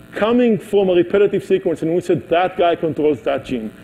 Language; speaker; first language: English; non-native, fluent; Hebrew